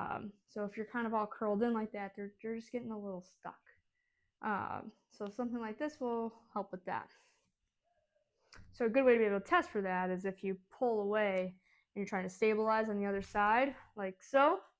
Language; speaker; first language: English; native; English